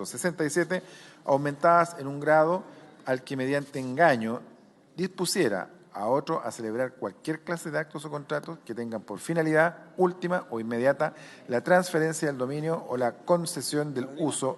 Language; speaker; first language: Spanish; native; Spanish